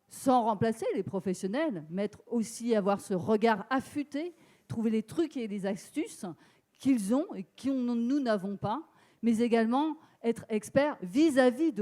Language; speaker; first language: French; native; French